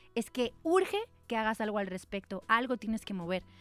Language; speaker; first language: Spanish; native; Spanish